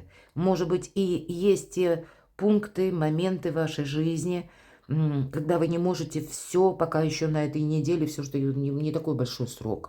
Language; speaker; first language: Russian; native; Russian